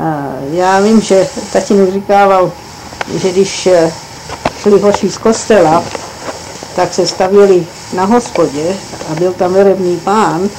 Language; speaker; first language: Czech; early bilingual, heritage; Czech